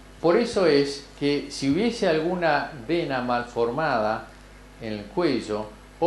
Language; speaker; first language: Spanish; native; Spanish